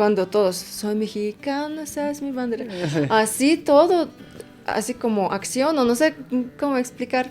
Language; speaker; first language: Spanish; non-native, fluent; Russian